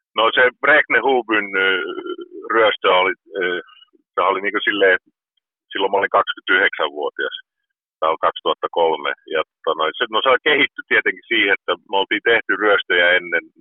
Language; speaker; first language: Finnish; early bilingual, heritage; Finnish